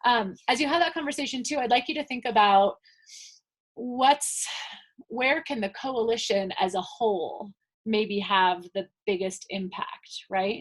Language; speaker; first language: English; native; English